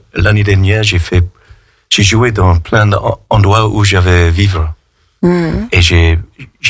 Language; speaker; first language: French; non-native, fluent; English